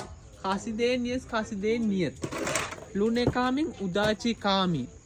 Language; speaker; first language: Russian; non-native, learner; Sinhala